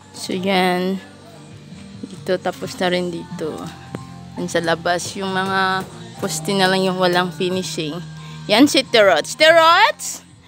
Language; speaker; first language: Filipino; non-native, local second language; Cebuano